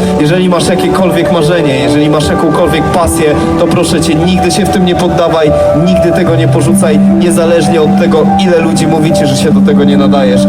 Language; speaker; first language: Polish; native; Polish